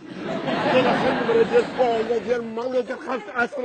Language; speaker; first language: Arabic; native; Arabic